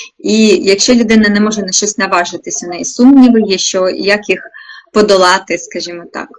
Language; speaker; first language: Ukrainian; native; Ukrainian